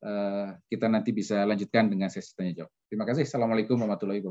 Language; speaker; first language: Indonesian; native; Indonesian